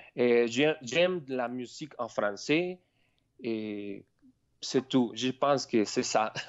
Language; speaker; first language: French; non-native, learner; Spanish